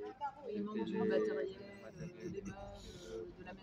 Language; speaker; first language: French; native; French